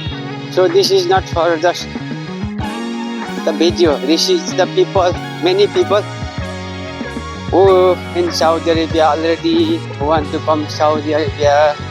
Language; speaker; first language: English; non-native, learner; Nepali